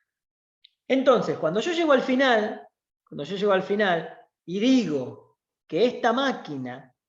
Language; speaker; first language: Spanish; native; Spanish